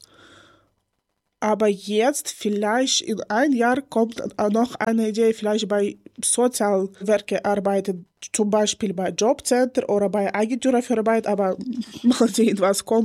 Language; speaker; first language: German; non-native, learner; Ukrainian